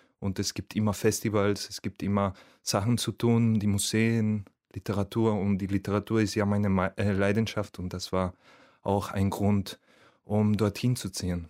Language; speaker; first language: German; non-native, fluent; Spanish